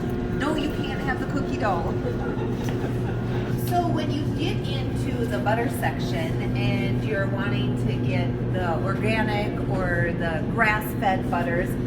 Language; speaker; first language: English; native; English